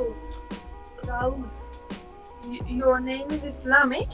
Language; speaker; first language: English; non-native, learner; Persian